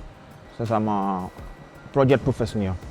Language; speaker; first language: French; non-native, learner; Arabic